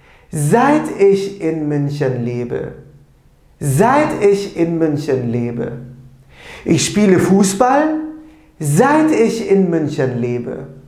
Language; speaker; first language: German; non-native, fluent; Turkish